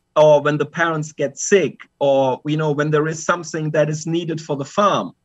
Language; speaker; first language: English; non-native, fluent; German